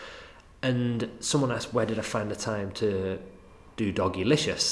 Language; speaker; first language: English; native; English